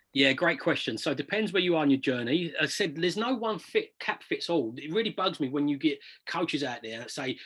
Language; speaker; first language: English; native; English